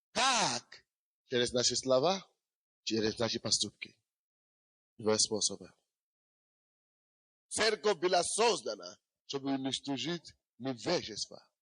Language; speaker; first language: Russian; non-native, fluent; Yoruba